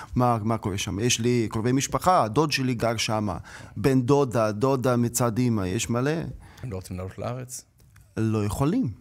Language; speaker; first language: Hebrew; non-native, fluent; Ukrainian